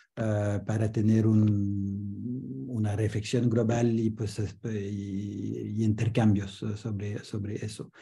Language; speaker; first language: Spanish; non-native, learner; French